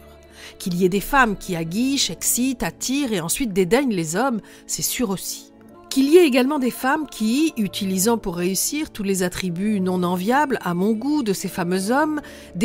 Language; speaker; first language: French; native; French